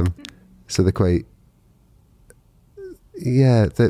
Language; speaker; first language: English; non-native, local second language; Welsh